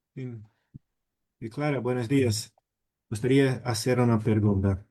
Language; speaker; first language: Spanish; non-native, learner; Portuguese